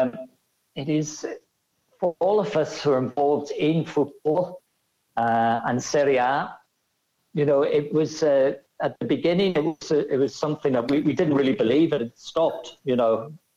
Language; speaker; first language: English; native; English